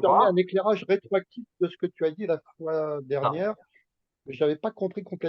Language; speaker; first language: French; native; French